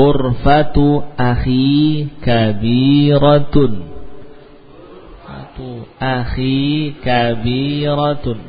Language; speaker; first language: Arabic; non-native, fluent; Indonesian